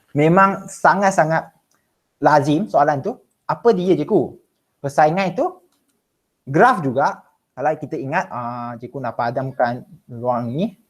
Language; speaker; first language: Malay; non-native, local second language; Chinese